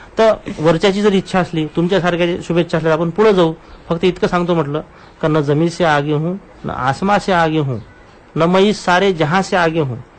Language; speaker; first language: Marathi; non-native, local second language; Urdu